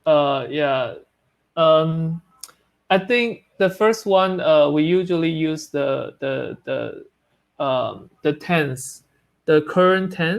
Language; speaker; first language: English; non-native, learner; Chinese